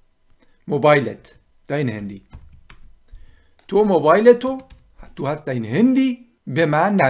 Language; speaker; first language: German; non-native, fluent; Persian